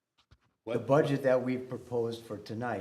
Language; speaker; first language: English; native; English